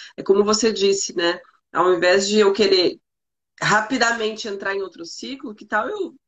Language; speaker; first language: Portuguese; native; Portuguese